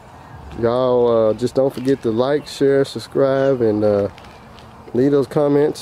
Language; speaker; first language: English; native; English